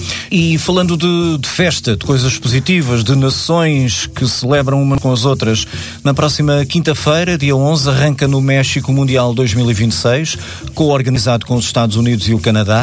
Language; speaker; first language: Portuguese; native; Portuguese